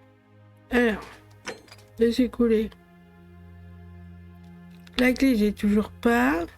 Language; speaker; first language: French; native; French